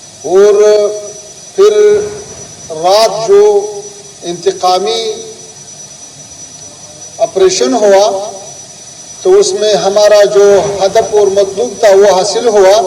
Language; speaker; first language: Hindi; non-native, fluent; Pashto